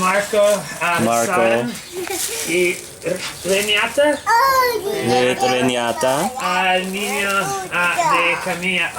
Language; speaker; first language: Spanish; non-native, learner; English